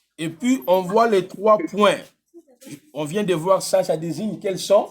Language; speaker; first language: French; non-native, local second language; Lingala